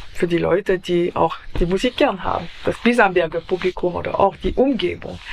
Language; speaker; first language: German; non-native, fluent; French